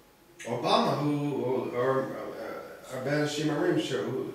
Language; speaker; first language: Hebrew; non-native, learner; English